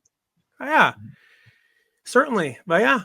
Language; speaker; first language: English; native; English